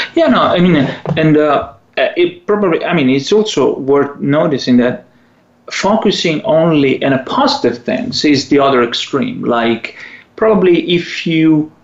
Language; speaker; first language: English; non-native, fluent; Italian